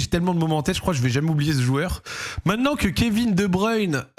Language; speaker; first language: French; native; French